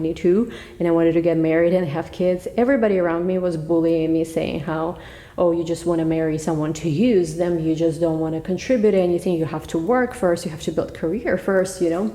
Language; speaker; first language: English; non-native, fluent; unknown